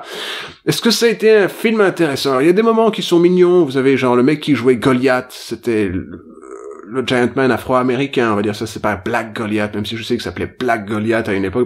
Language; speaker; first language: French; native; French